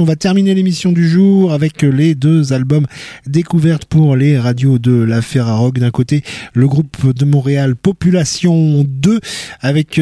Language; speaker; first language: French; native; French